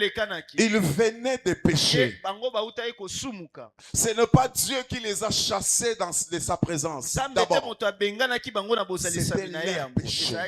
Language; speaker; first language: French; non-native, local second language; Lingala